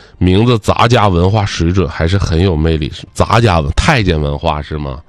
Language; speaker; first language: Chinese; native; Chinese